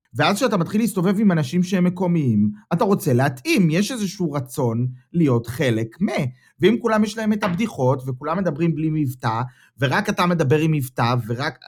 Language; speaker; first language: Hebrew; native; Hebrew